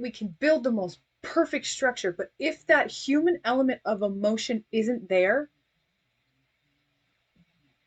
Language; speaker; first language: English; native; English